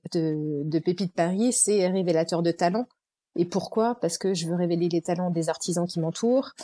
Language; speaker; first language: French; native; French